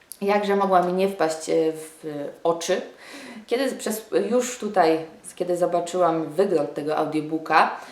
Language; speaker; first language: Polish; native; Polish